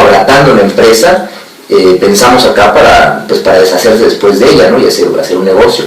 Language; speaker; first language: Spanish; native; Spanish